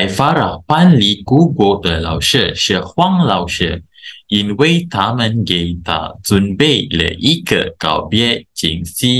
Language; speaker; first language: Chinese; non-native, local second language; Malay